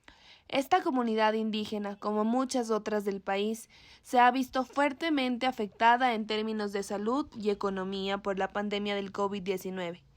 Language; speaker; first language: Spanish; native; Spanish